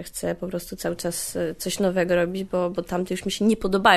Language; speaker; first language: Polish; native; Polish